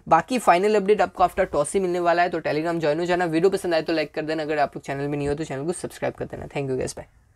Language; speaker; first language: Hindi; native; Hindi